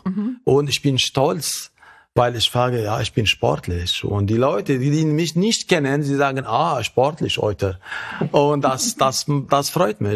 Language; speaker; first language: German; non-native, fluent; Arabic